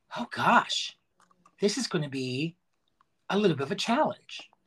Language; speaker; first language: English; native; English